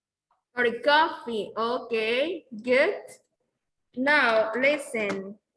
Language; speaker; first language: English; non-native, fluent; Spanish